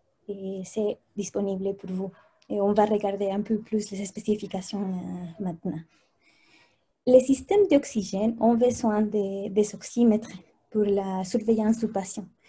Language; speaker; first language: French; non-native, fluent; Spanish